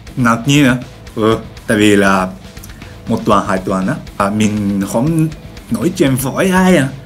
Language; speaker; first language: Vietnamese; non-native, learner; Japanese